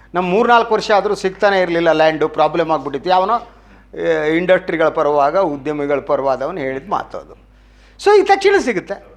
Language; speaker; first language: Kannada; native; Kannada